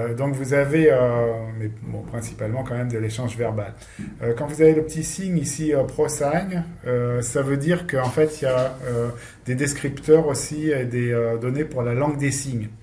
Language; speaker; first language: French; native; French